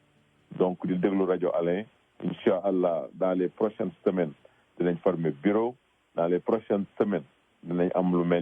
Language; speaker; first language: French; non-native, local second language; Wolof